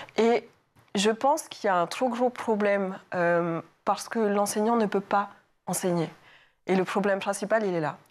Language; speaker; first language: French; native; French